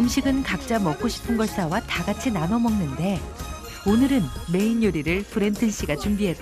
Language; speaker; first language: Korean; native; Korean